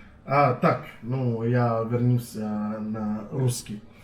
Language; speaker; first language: Russian; non-native, learner; Serbian